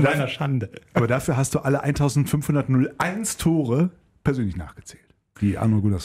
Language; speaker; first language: German; native; German